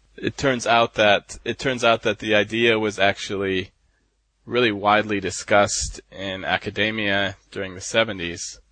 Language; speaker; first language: English; native; English